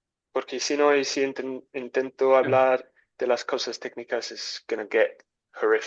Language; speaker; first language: Spanish; non-native, learner; English